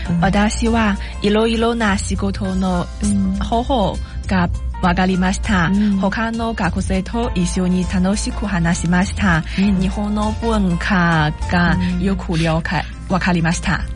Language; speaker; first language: Japanese; non-native, learner; Chinese